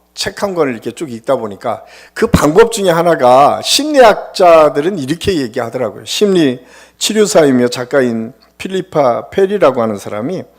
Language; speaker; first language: Korean; native; Korean